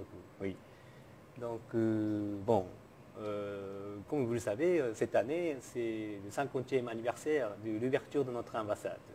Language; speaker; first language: French; non-native, fluent; Japanese